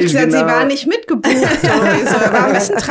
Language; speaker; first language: German; native; German